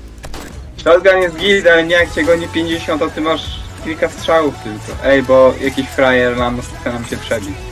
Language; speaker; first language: Polish; native; Polish